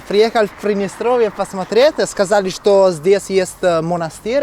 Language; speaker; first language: Russian; non-native, fluent; Italian